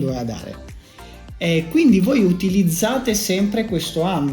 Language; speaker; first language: Italian; native; Italian